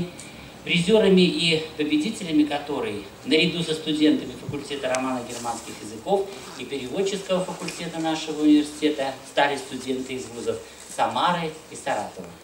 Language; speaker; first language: Russian; native; Russian